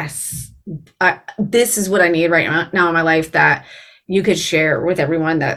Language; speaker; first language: English; native; English